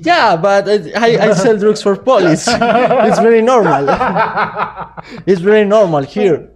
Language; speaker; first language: English; non-native, learner; Spanish